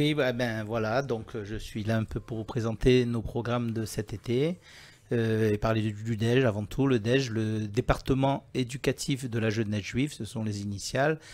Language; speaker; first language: French; native; French